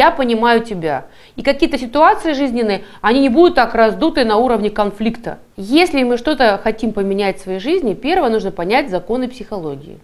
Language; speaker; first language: Russian; native; Russian